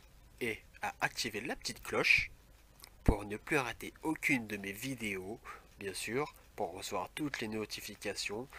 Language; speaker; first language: French; native; French